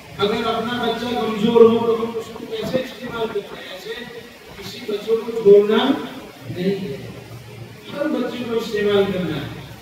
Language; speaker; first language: Urdu; native; Urdu